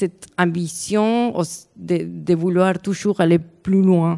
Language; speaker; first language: French; non-native, fluent; Spanish